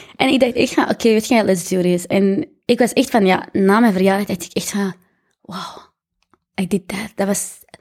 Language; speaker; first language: Dutch; early bilingual, other home language; Arabic